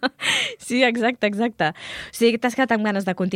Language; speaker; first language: Catalan; native; Catalan